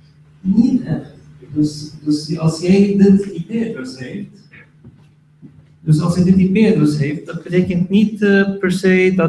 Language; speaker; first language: Dutch; non-native, learner; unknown